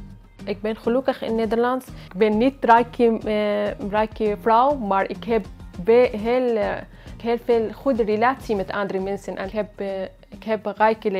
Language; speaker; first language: Dutch; non-native, learner; Arabic